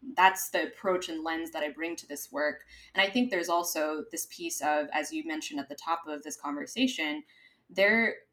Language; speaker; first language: English; native; English